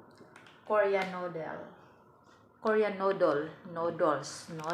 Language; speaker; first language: English; non-native, learner; Cebuano